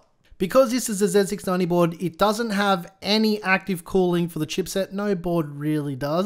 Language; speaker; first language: English; native; English